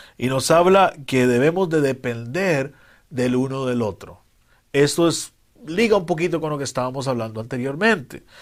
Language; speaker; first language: Spanish; native; Spanish